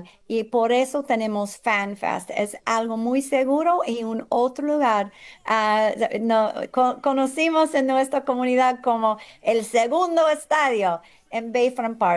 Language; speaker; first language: Spanish; early bilingual, heritage; English